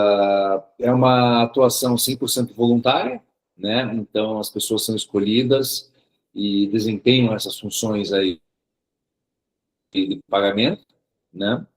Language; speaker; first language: Portuguese; early bilingual, other home language; Korean